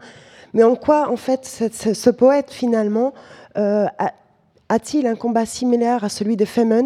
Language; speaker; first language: French; native; French